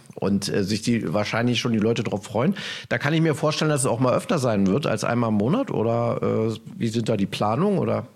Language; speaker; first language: German; native; German